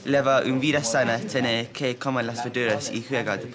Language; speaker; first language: Spanish; non-native, learner; English